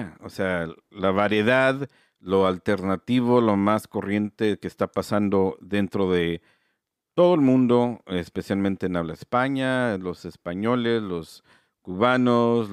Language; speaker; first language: Spanish; early bilingual, heritage; Spanish